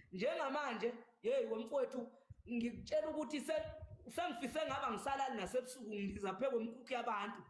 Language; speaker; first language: Zulu; native; Zulu